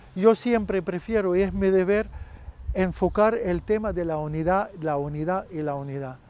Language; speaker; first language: Spanish; non-native, fluent; Arabic